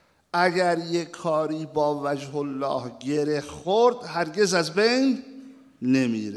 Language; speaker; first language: Persian; native; Persian